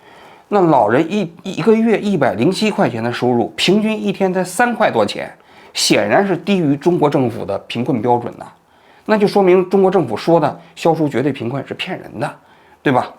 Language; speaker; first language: Chinese; native; Chinese